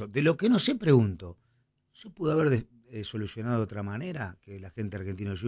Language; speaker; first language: Spanish; native; Spanish